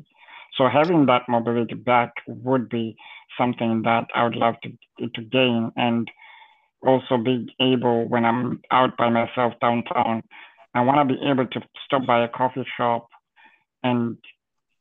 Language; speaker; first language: English; non-native, local second language; Shona